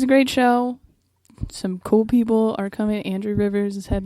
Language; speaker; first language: English; native; English